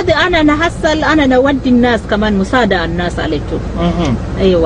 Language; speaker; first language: Arabic; non-native, learner; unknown